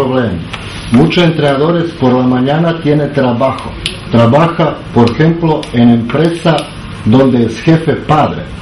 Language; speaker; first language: Spanish; non-native, learner; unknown